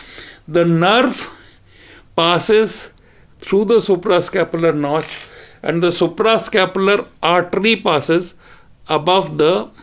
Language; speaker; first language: English; non-native, local second language; Hindi